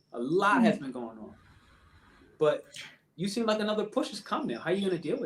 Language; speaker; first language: English; native; English